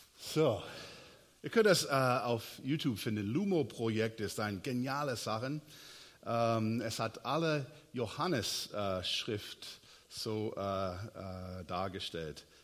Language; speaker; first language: German; non-native, fluent; English